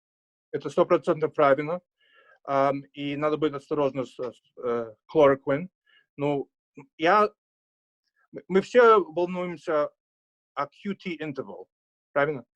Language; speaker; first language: Russian; early bilingual, heritage; Russian